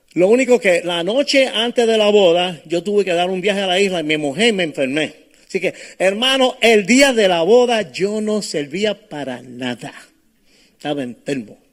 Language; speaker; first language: Spanish; early bilingual, heritage; Spanish